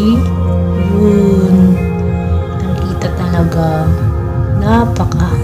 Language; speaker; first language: Filipino; non-native, local second language; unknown